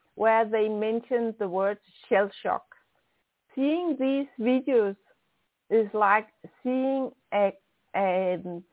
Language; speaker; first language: English; non-native, fluent; Danish